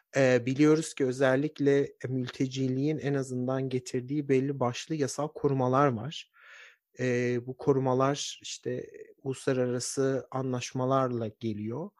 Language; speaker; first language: Turkish; native; Turkish